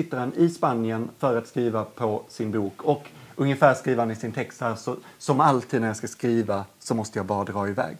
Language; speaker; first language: Swedish; native; Swedish